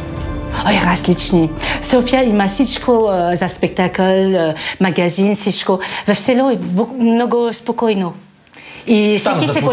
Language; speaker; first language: Bulgarian; non-native, learner; French